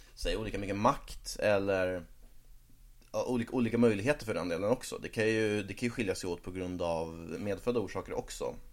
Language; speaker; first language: Swedish; native; Swedish